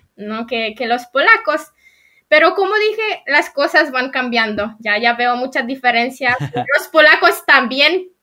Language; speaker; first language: Spanish; non-native, fluent; Polish